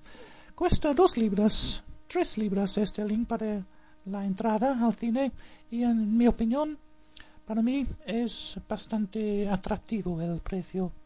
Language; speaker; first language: Spanish; non-native, learner; English